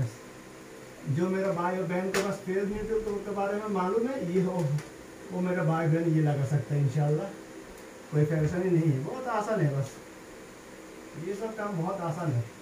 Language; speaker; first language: Hindi; non-native, fluent; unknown